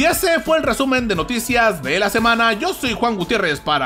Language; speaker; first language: Spanish; native; Spanish